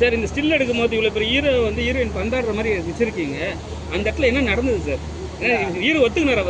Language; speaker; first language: Tamil; native; Tamil